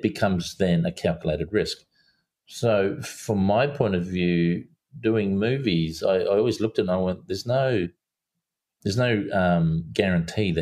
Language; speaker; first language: English; native; English